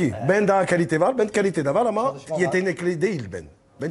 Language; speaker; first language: Turkish; non-native, learner; French